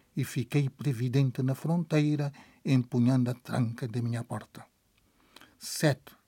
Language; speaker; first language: Portuguese; non-native, local second language; Kabuverdianu